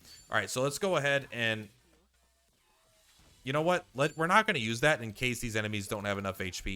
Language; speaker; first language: English; native; English